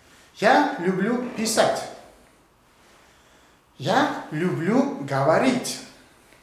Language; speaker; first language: Russian; non-native, local second language; Uzbek